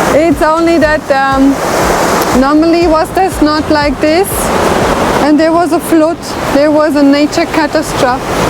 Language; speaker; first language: English; non-native, learner; German